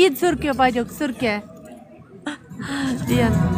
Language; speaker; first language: Hungarian; non-native, learner; Kazakh